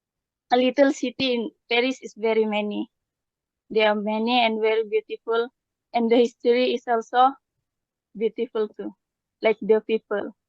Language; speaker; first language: English; non-native, learner; Malay